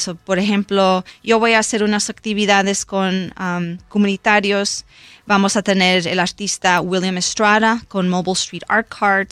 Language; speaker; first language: Spanish; non-native, local second language; English